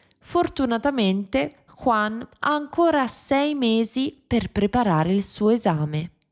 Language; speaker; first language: Italian; native; Italian